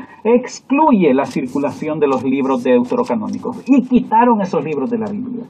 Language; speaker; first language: Spanish; native; Spanish